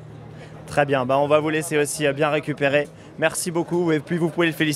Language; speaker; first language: French; native; French